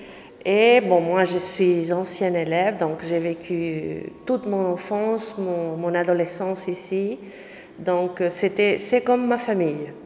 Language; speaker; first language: French; non-native, fluent; Spanish